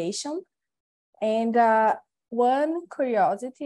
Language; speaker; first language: English; non-native, learner; Portuguese